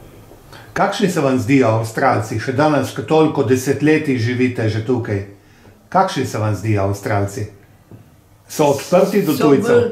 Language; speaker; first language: Slovenian; native; Slovenian